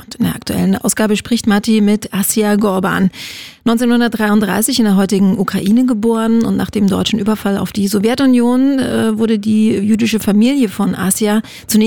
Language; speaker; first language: German; native; German